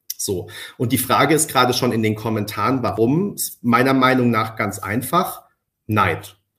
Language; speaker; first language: German; early bilingual, other home language; Spanish